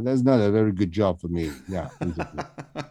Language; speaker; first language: English; non-native, local second language; Cantonese